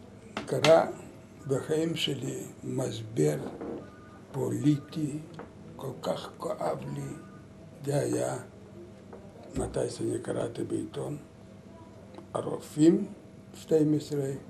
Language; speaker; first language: Hebrew; non-native, learner; Lithuanian